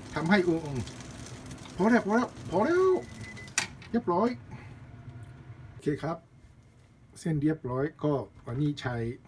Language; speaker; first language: Thai; non-native, learner; Japanese